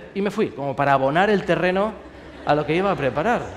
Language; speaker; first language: Spanish; native; Spanish